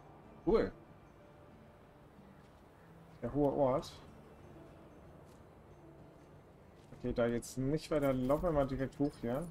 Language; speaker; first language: German; native; German